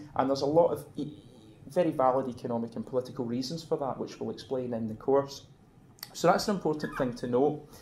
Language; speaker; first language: English; native; English